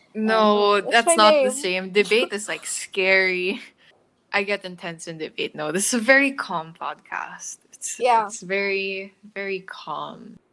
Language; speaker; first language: English; non-native, local second language; Filipino